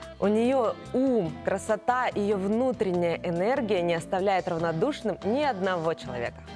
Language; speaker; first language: Russian; native; Russian